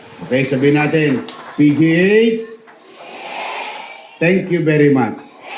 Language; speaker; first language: English; non-native, local second language; Filipino